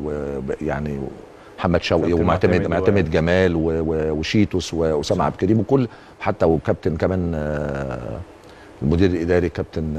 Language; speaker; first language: Arabic; native; Arabic